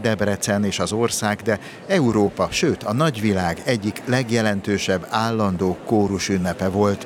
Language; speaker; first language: Hungarian; native; Hungarian